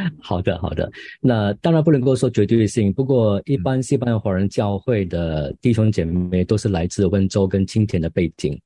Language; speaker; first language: Chinese; native; Chinese